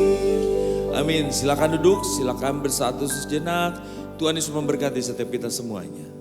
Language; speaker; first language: Indonesian; native; Indonesian